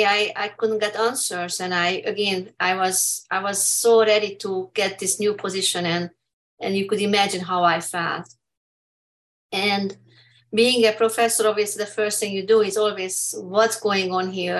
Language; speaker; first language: English; non-native, fluent; Hungarian